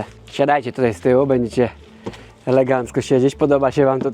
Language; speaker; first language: Polish; native; Polish